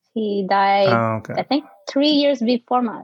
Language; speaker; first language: English; non-native, local second language; Filipino